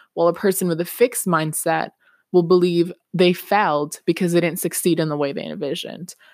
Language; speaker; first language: English; non-native, fluent; Spanish